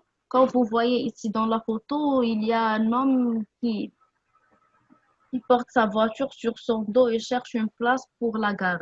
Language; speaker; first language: French; non-native, local second language; Arabic